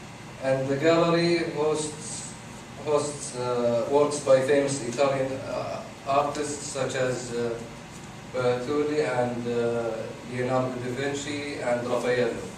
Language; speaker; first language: English; non-native, fluent; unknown